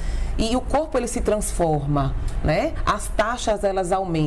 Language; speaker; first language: Portuguese; native; Portuguese